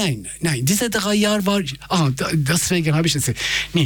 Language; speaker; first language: German; non-native, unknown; Persian